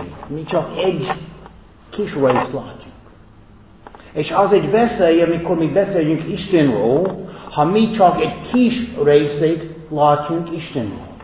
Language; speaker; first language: Hungarian; non-native, fluent; English